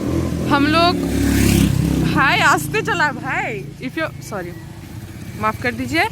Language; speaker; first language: Hindi; non-native, local second language; Bangla